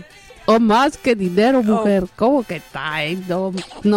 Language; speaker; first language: Spanish; native; Spanish